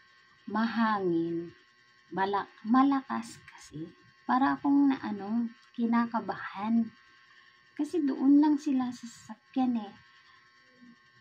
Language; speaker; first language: Filipino; non-native, local second language; Cebuano